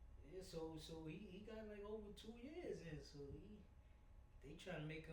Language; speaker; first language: English; native; English